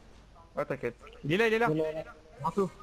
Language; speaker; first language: French; native; French